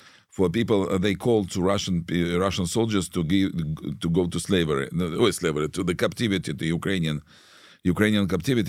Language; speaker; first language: English; non-native, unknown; Russian